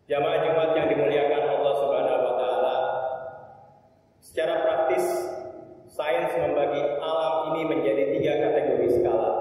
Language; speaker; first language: Indonesian; native; Indonesian